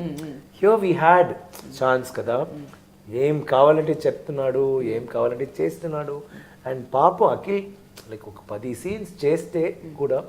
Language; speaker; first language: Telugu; non-native, learner; Tamil